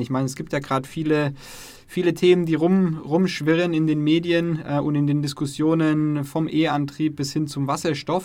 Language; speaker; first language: German; native; German